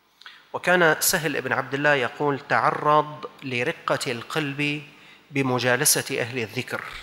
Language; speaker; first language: Arabic; native; Arabic